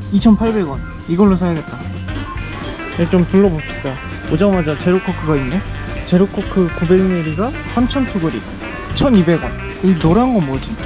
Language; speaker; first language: Korean; native; Korean